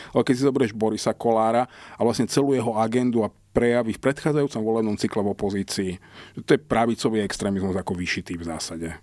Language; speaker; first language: Slovak; non-native, local second language; Hungarian